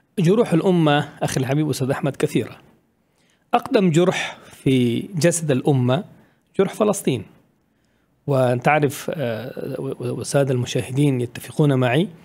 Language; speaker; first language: Arabic; non-native, fluent; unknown